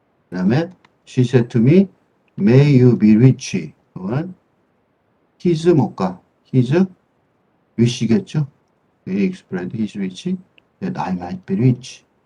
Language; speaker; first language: English; non-native, fluent; Korean